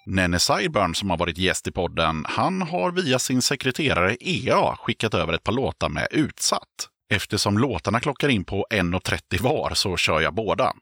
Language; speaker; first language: Swedish; native; Swedish